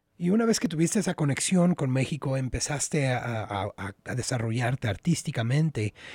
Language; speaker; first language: Spanish; early bilingual, heritage; Spanish